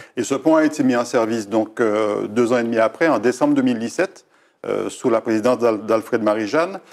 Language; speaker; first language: French; native; French